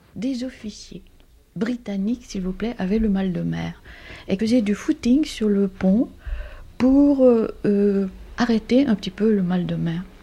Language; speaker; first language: French; non-native, fluent; Greek